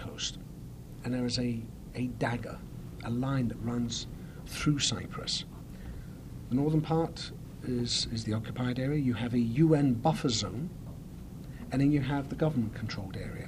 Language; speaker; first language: English; native; English